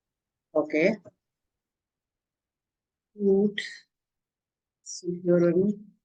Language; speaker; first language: German; non-native, fluent; Hindi